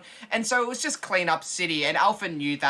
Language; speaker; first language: English; native; English